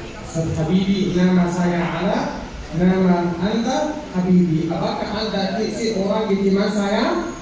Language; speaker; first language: Indonesian; non-native, learner; Arabic